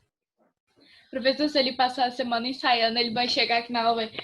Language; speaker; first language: Portuguese; native; Portuguese